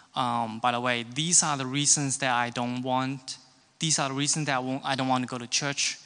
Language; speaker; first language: English; non-native, local second language; Cantonese